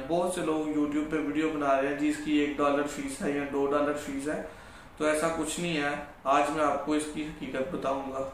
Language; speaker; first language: Urdu; non-native, local second language; Punjabi